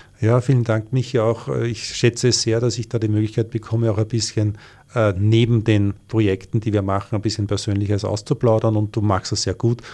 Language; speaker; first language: German; native; German